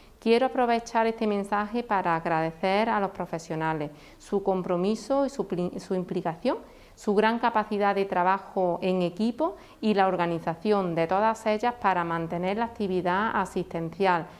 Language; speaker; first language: Spanish; native; Spanish